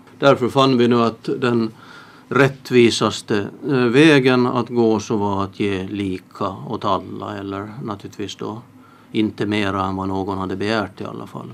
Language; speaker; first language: Swedish; native; Swedish